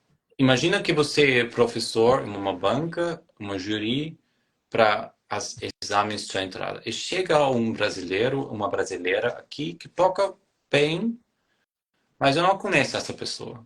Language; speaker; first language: Portuguese; non-native, fluent; German